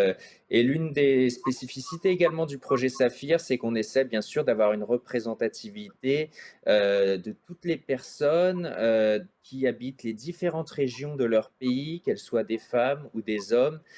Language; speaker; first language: French; native; French